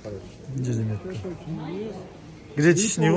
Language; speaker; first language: Russian; non-native, local second language; Kazakh